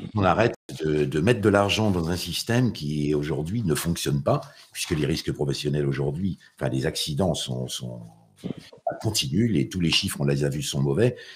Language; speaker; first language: French; native; French